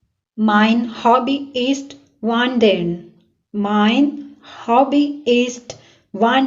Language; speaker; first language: German; non-native, fluent; Urdu